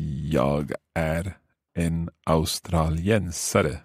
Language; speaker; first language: Swedish; non-native, learner; English